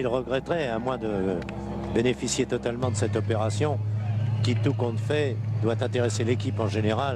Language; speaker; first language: French; native; French